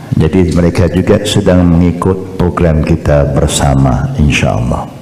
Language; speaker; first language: Malay; non-native, local second language; Chinese